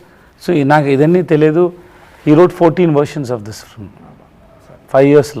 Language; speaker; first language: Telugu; non-native, learner; Tamil